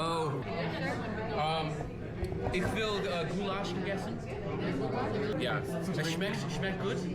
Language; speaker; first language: German; non-native, learner; English